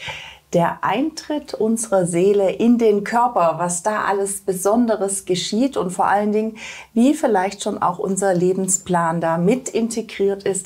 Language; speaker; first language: German; native; German